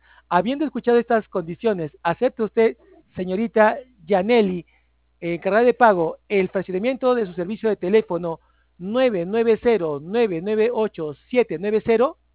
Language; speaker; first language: Spanish; native; Spanish